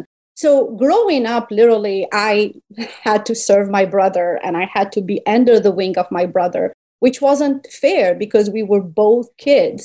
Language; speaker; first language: English; non-native, fluent; Berber languages